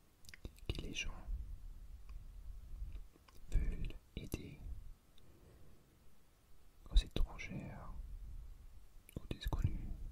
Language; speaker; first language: French; non-native, learner; English